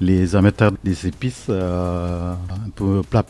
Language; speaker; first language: French; non-native, learner; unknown